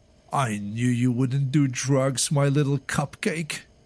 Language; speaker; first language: English; non-native, fluent; Polish